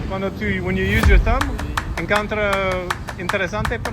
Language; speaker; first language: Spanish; non-native, learner; English